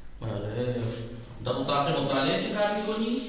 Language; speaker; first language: Persian; non-native, fluent; Urdu